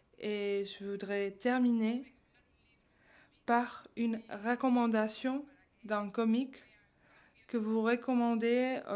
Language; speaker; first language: French; non-native, fluent; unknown